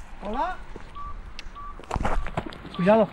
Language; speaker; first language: Spanish; native; Spanish